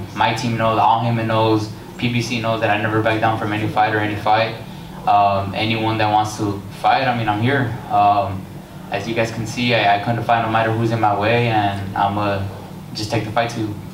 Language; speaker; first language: English; early bilingual, other home language; Spanish